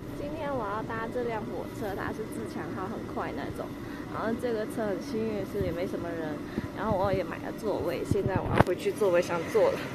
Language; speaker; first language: Chinese; non-native, local second language; Cantonese